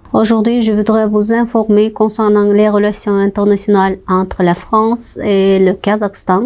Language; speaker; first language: French; non-native, fluent; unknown